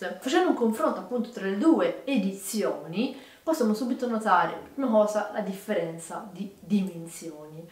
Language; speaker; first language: Italian; native; Italian